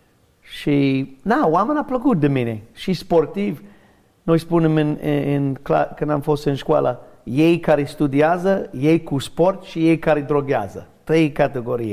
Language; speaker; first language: Romanian; non-native, learner; English